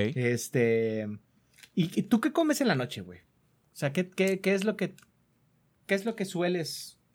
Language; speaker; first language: Spanish; native; Spanish